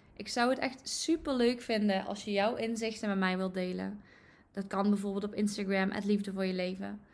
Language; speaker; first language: Dutch; native; Dutch